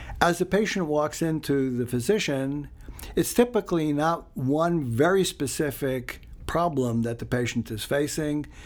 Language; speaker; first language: English; early bilingual, other home language; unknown